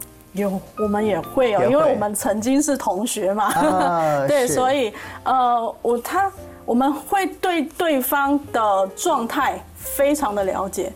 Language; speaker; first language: Chinese; native; Chinese